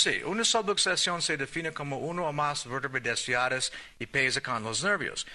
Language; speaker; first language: Spanish; non-native, learner; English